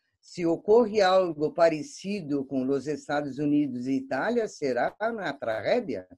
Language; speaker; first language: Spanish; non-native, fluent; Portuguese